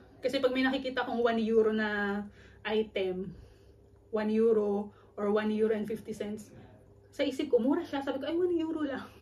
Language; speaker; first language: Filipino; native; Filipino